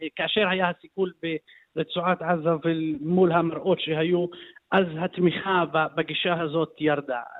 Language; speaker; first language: Hebrew; non-native, local second language; Arabic